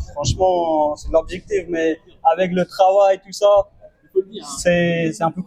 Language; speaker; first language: French; non-native, fluent; Persian